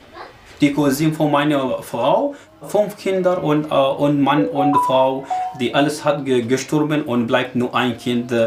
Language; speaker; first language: German; non-native, learner; Arabic